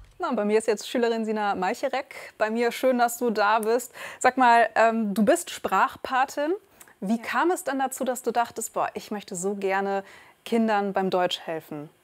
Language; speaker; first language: German; native; German